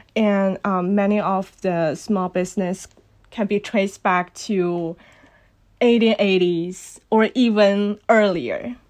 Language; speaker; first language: English; non-native, fluent; Cantonese